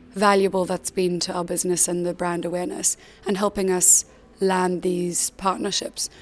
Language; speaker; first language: English; native; English